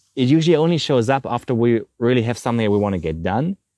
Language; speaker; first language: English; non-native, fluent; German